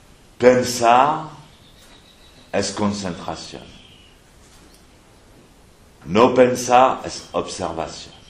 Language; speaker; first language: Spanish; non-native, fluent; French